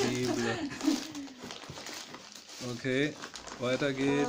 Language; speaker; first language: German; native; German